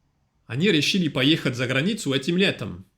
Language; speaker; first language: Russian; non-native, fluent; French